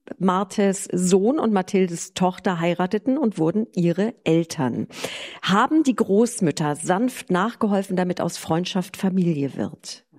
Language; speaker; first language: German; native; German